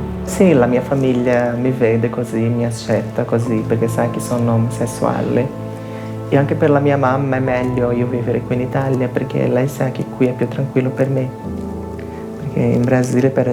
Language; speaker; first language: Italian; non-native, fluent; Portuguese